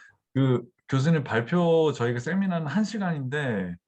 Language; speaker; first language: Korean; native; Korean